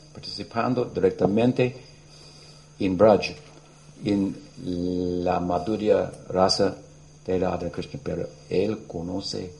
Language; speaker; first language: Spanish; non-native, learner; English